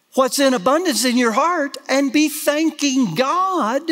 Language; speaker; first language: English; native; English